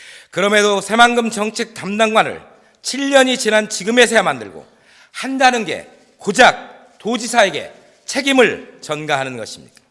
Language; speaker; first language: Korean; native; Korean